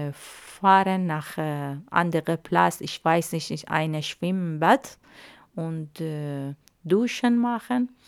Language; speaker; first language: German; non-native, learner; Arabic